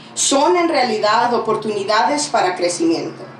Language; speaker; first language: Spanish; early bilingual, other home language; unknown